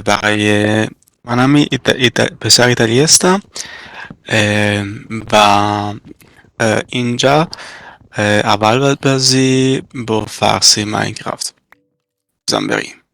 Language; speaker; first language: Persian; non-native, learner; Italian